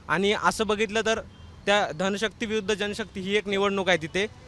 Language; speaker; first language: Marathi; native; Marathi